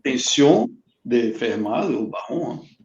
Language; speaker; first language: French; non-native, fluent; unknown